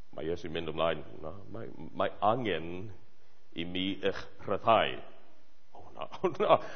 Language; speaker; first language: Welsh; non-native, fluent; English